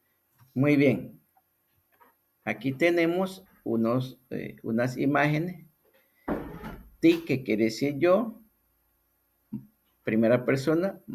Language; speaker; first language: Spanish; non-native, local second language; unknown